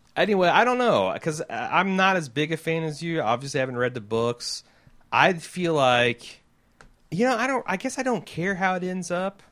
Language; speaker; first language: English; native; English